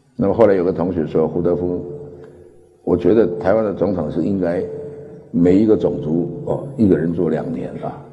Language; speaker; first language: Chinese; early bilingual, other home language; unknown